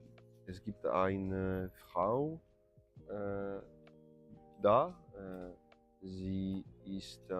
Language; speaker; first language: German; non-native, learner; French